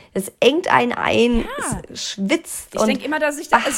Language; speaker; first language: German; native; German